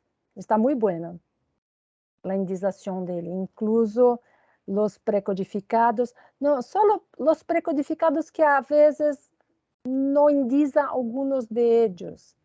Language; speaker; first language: Spanish; non-native, fluent; Portuguese